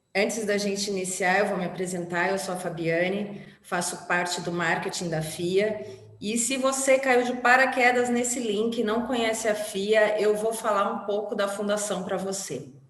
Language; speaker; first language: Portuguese; native; Portuguese